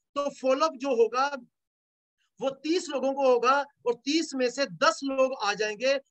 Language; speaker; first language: Hindi; native; Hindi